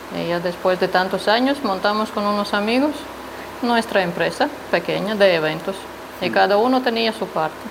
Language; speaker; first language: Spanish; non-native, fluent; Latvian